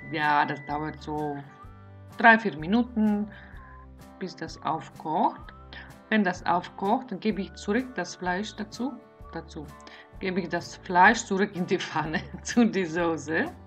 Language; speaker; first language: German; non-native, fluent; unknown